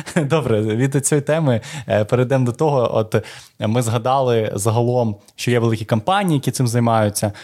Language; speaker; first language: Ukrainian; native; Ukrainian